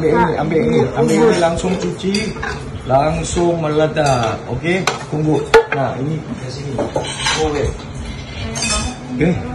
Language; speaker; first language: Indonesian; non-native, fluent; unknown